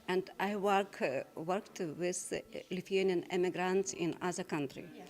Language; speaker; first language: English; non-native, learner; Lithuanian